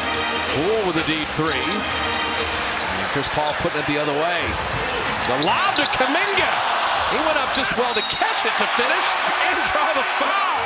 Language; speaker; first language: English; native; English